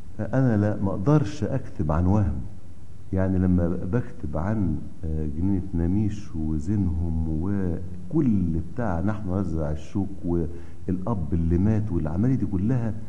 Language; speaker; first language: Egyptian Arabic; native; Egyptian Arabic